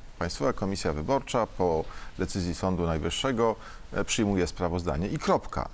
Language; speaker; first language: Polish; native; Polish